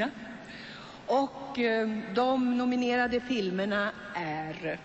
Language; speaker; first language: Swedish; native; Swedish